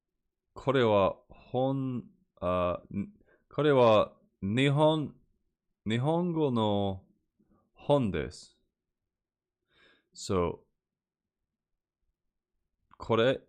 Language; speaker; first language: Japanese; non-native, learner; English